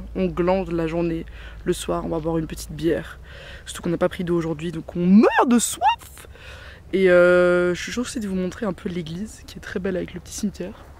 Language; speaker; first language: French; native; French